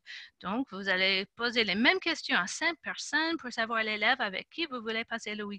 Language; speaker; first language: French; non-native, fluent; English